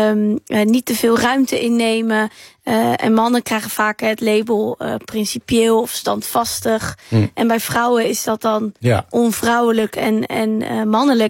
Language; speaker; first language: Dutch; native; Dutch